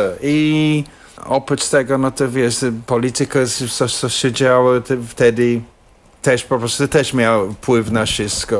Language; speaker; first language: Polish; non-native, fluent; English